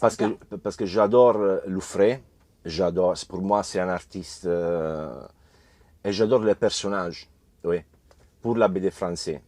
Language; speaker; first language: French; non-native, learner; Italian